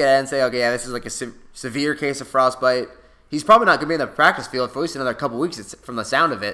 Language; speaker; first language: English; native; English